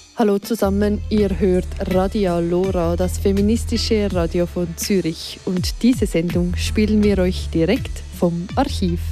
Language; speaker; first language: German; native; German